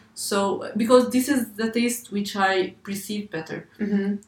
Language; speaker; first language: English; non-native, fluent; Arabic